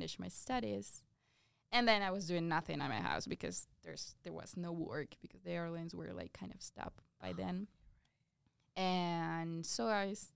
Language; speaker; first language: English; non-native, fluent; Spanish